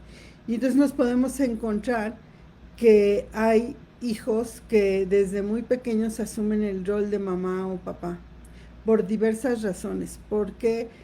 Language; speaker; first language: Spanish; native; Spanish